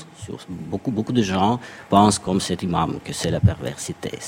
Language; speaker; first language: French; non-native, fluent; Russian